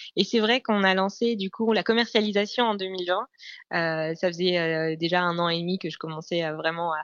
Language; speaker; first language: French; native; French